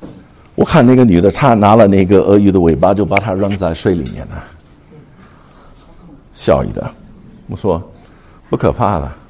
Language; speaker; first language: Chinese; non-native, fluent; English